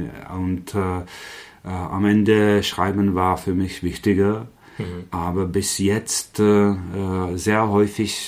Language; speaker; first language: German; non-native, fluent; Czech